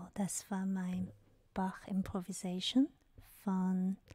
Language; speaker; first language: German; non-native, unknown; Korean